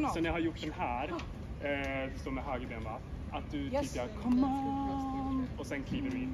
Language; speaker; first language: Swedish; native; Swedish